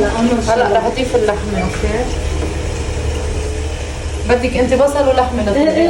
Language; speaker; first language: Arabic; native; Arabic